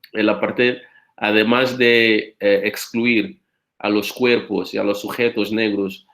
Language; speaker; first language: Spanish; non-native, fluent; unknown